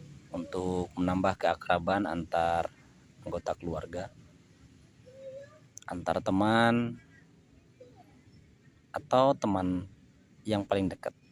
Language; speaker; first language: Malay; non-native, local second language; Sundanese